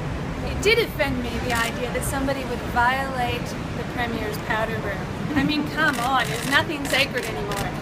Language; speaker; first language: English; native; English